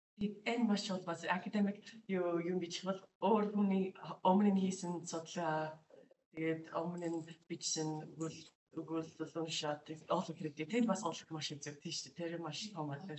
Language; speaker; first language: Mongolian; non-native, learner; English